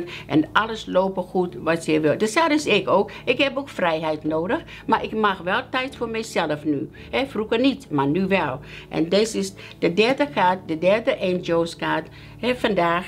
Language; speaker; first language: Dutch; non-native, learner; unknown